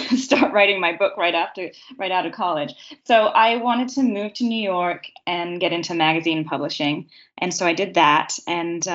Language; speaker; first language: English; native; English